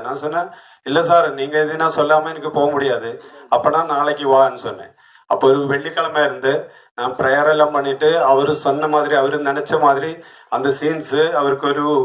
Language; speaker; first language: Tamil; non-native, learner; Malayalam